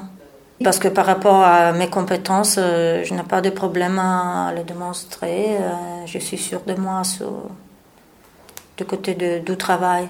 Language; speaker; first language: French; non-native, learner; Italian